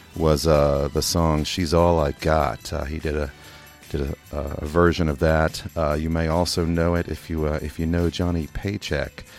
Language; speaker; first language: English; native; English